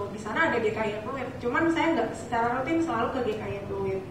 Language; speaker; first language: Indonesian; native; Indonesian